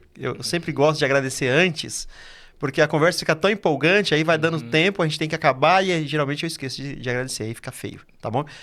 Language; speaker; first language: Portuguese; native; Portuguese